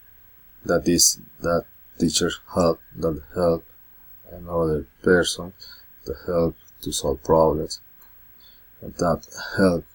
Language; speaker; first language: English; non-native, learner; Spanish